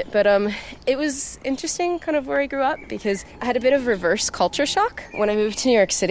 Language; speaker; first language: English; native; English